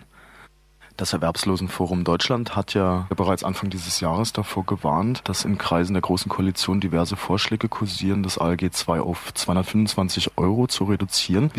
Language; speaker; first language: German; native; German